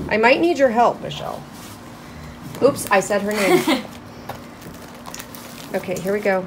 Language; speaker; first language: English; native; English